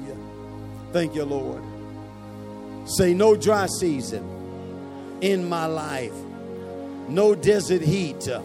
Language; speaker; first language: English; native; English